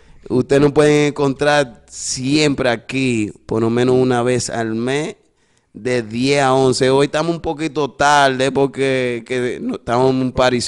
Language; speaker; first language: Spanish; early bilingual, other home language; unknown